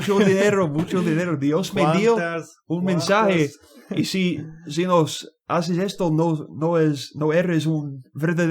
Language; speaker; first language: Spanish; non-native, learner; English